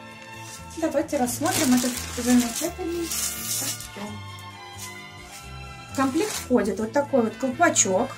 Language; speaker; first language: Russian; native; Russian